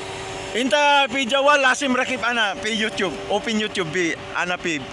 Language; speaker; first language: Arabic; non-native, learner; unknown